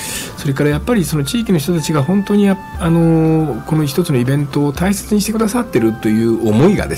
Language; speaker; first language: Japanese; native; Japanese